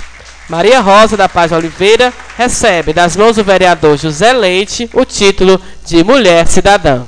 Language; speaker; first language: Portuguese; native; Portuguese